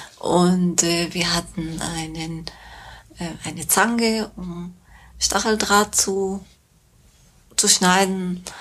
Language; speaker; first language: German; non-native, fluent; Persian